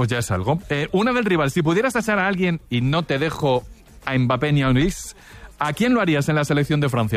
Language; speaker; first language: Spanish; native; Spanish